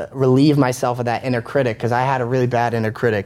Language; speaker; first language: English; native; English